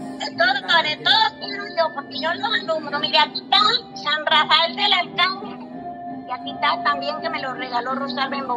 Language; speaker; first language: Spanish; native; Spanish